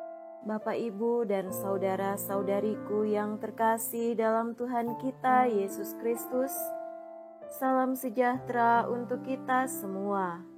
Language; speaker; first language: Indonesian; native; Indonesian